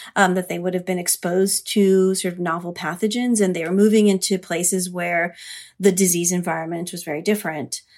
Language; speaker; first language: English; early bilingual, other home language; Hindi